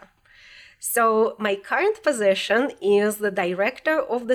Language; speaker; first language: English; non-native, fluent; Russian